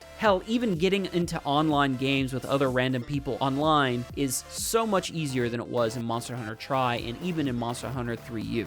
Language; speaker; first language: English; native; English